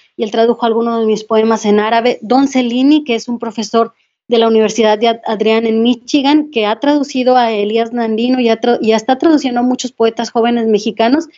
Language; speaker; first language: Spanish; native; Spanish